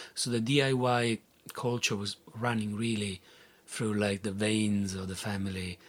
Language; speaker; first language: English; non-native, fluent; Italian